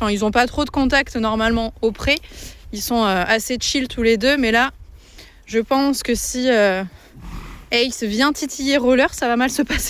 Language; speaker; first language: French; native; French